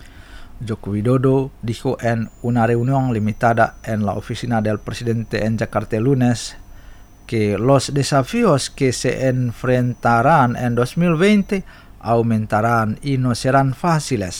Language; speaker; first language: Spanish; non-native, fluent; Indonesian